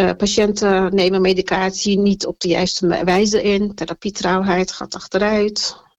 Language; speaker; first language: Dutch; early bilingual, other home language; Turkish